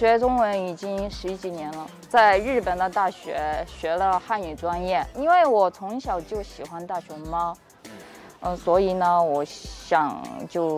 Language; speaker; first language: Chinese; non-native, fluent; Japanese